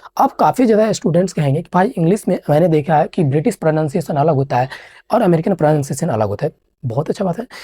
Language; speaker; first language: Hindi; native; Hindi